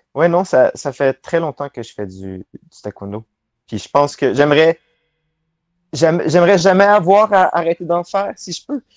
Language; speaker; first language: French; native; French